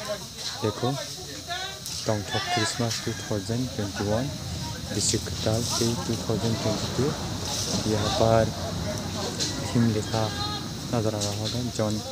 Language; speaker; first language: Hindi; non-native, local second language; Kok Borok